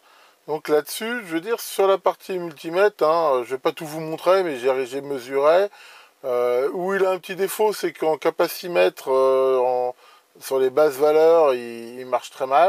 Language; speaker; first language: French; native; French